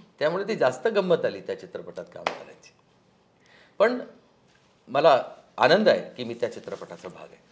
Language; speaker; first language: Marathi; native; Marathi